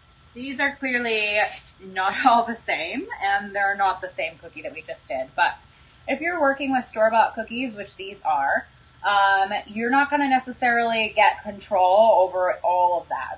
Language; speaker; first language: English; native; English